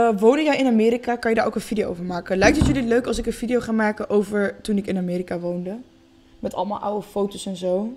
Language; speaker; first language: Dutch; native; Dutch